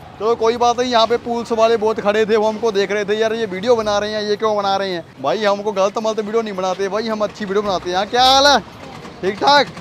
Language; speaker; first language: Hindi; non-native, local second language; Punjabi